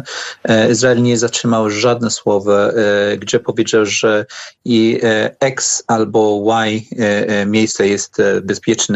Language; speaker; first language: Polish; non-native, learner; Arabic